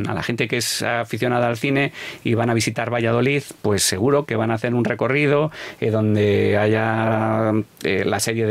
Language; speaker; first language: Spanish; native; Spanish